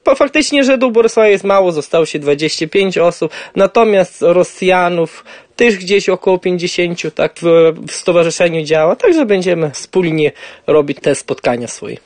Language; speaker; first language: Polish; early bilingual, heritage; Polish